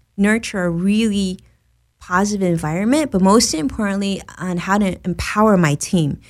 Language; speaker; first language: English; native; English